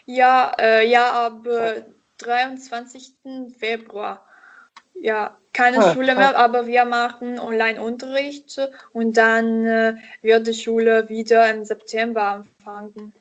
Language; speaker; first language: German; non-native, learner; Italian